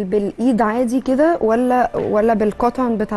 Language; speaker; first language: Arabic; native; Arabic